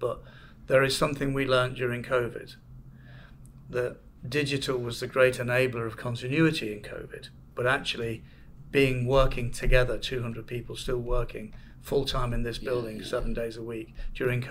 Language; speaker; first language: English; native; English